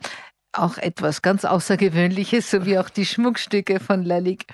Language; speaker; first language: German; native; German